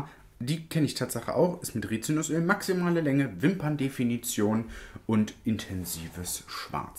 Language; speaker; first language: German; native; German